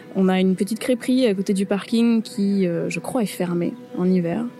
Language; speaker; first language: French; native; French